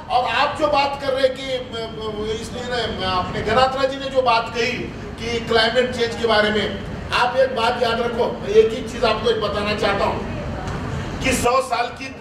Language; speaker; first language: Hindi; non-native, local second language; Marathi